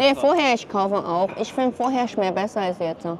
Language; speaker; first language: German; non-native, learner; Chinese